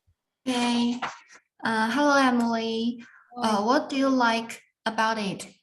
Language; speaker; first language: English; non-native, learner; Chinese